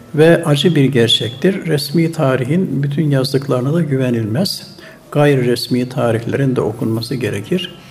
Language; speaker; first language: Turkish; native; Turkish